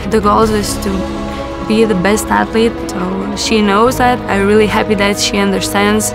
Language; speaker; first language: English; non-native, fluent; Lithuanian